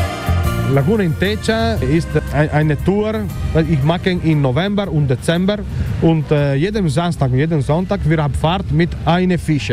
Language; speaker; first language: German; non-native, learner; Italian